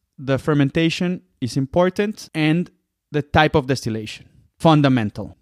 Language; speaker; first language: English; non-native, fluent; Spanish